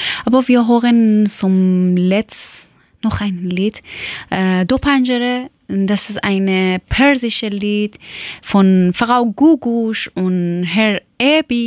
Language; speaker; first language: German; non-native, learner; Persian